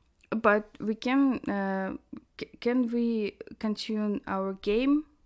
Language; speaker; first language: English; non-native, learner; Russian